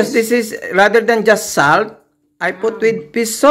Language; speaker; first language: English; non-native, local second language; Filipino